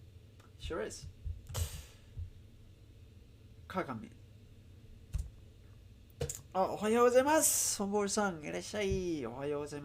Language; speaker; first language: Japanese; non-native, learner; Spanish